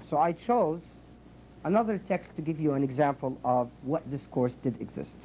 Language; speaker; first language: English; non-native, fluent; Arabic